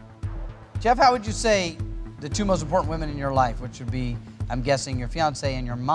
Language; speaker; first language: English; native; English